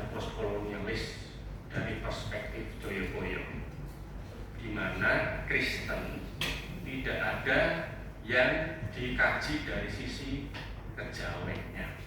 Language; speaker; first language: Indonesian; native; Indonesian